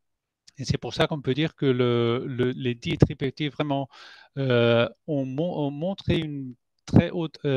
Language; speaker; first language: French; non-native, fluent; Spanish